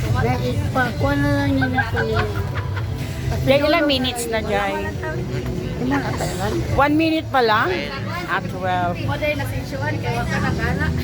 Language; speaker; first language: Filipino; non-native, local second language; Cebuano